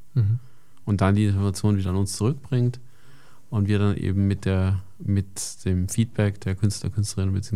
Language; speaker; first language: German; native; German